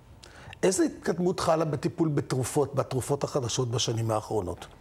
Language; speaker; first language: Hebrew; native; Hebrew